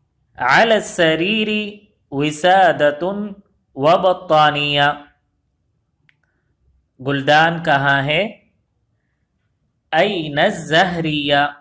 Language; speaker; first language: Urdu; native; Urdu